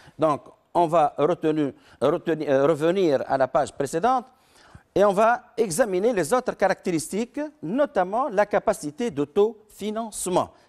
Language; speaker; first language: French; non-native, local second language; Arabic